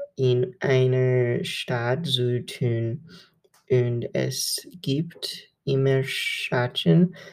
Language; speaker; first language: German; non-native, learner; English